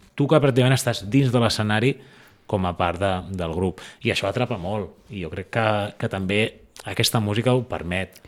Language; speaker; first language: Catalan; native; Catalan